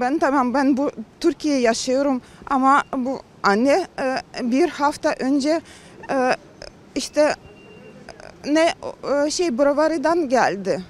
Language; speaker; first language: Turkish; non-native, learner; Ukrainian